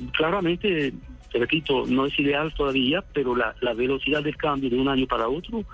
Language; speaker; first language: Spanish; non-native, fluent; Swedish